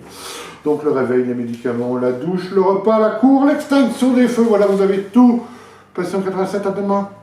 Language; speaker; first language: French; native; French